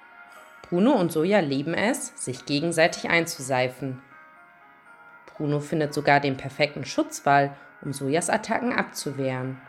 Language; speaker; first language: German; native; German